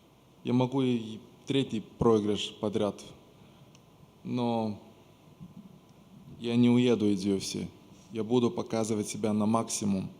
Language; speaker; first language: Russian; non-native, local second language; Romanian